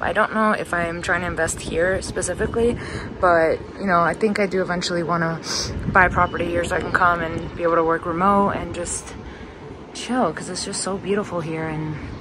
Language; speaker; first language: English; early bilingual, other home language; Spanish